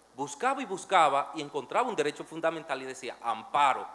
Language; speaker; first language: Spanish; native; Spanish